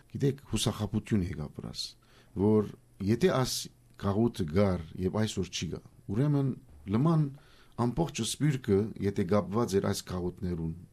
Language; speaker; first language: Armenian; early bilingual, heritage; Armenian